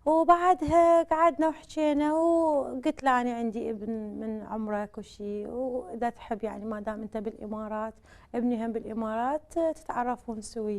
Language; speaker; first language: Arabic; native; Arabic